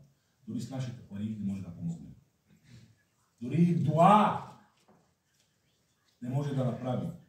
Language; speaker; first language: Bulgarian; non-native, fluent; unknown